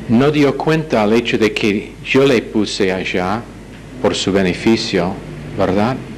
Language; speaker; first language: Spanish; non-native, fluent; English